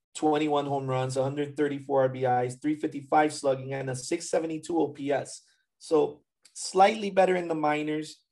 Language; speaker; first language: English; early bilingual, other home language; Spanish